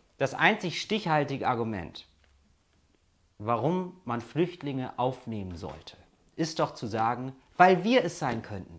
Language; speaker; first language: German; native; German